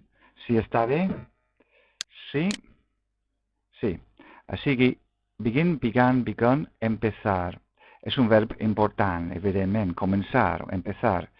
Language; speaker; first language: Catalan; non-native, local second language; Spanish